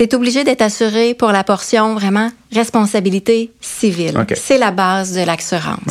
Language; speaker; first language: French; native; French